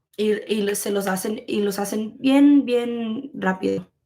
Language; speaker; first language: Spanish; early bilingual, heritage; Spanish